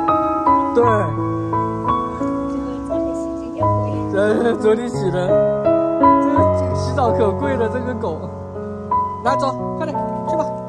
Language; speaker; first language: Chinese; native; Chinese